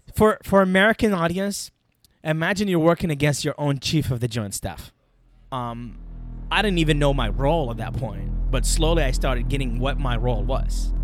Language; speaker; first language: English; non-native, fluent; Arabic